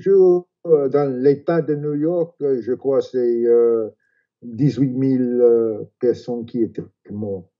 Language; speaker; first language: French; non-native, fluent; English